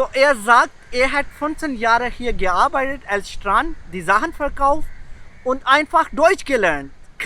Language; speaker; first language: German; non-native, fluent; Urdu